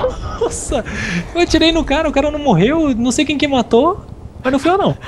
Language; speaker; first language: Portuguese; native; Portuguese